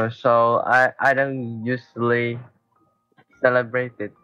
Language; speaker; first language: English; non-native, learner; Vietnamese